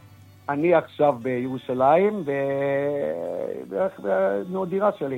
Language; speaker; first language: Hebrew; non-native, learner; English